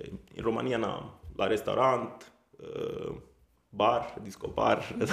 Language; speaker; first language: Romanian; non-native, fluent; Italian